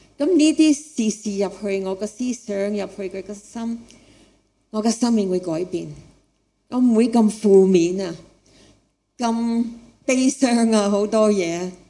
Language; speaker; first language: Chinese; non-native, fluent; English